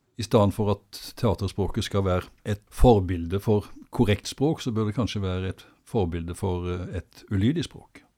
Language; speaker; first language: Norwegian; native; Norwegian